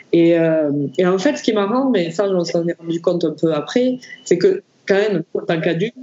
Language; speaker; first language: French; native; French